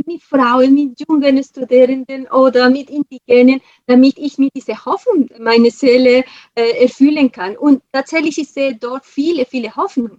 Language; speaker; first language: German; non-native, fluent; Spanish